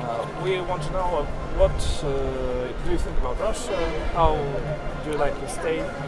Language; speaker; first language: English; non-native, learner; Russian